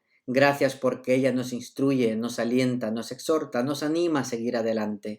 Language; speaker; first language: Spanish; native; Spanish